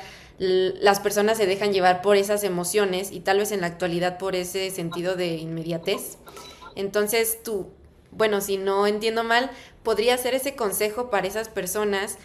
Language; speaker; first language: Spanish; native; Spanish